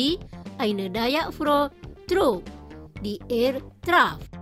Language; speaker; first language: German; non-native, learner; Indonesian